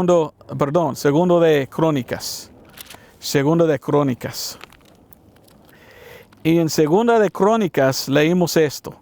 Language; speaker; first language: Spanish; non-native, learner; English